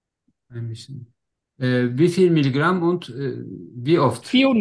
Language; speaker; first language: German; non-native, learner; Turkish